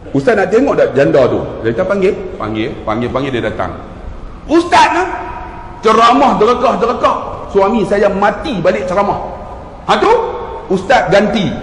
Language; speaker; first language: Malay; native; Malay